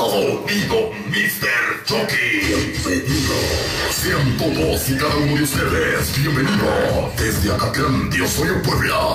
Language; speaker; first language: Spanish; native; Spanish